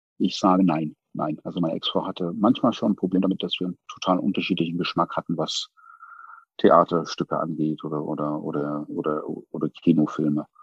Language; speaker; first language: German; non-native, fluent; English